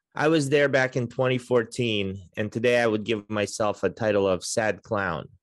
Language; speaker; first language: English; early bilingual, other home language; Russian